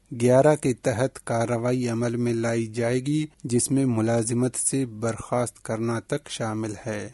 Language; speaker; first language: Urdu; non-native, local second language; Baluchi